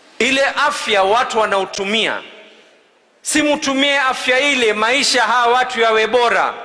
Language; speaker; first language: Swahili; native; Swahili